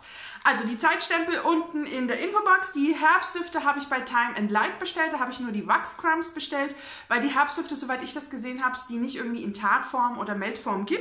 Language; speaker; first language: German; native; German